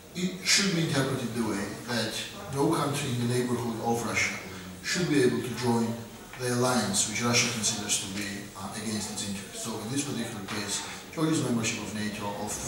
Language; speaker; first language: English; non-native, fluent; Georgian